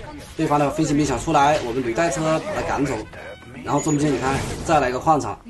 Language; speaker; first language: Chinese; native; Chinese